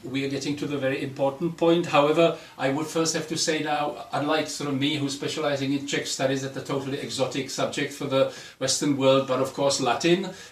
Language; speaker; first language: English; non-native, fluent; Czech